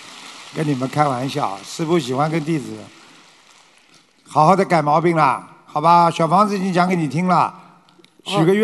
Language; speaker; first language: Chinese; native; Chinese